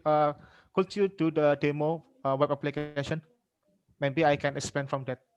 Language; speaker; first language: English; non-native, learner; Indonesian